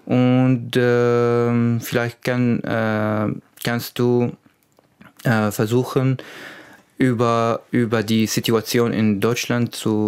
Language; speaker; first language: German; non-native, learner; Arabic